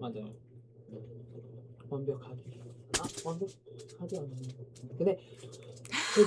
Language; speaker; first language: Korean; non-native, fluent; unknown